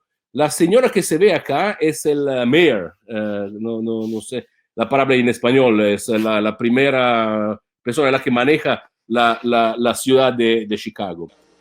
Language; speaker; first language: Spanish; non-native, fluent; Italian